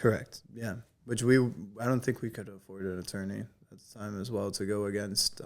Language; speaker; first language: English; native; English